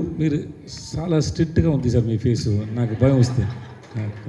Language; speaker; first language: Telugu; non-native, learner; Tamil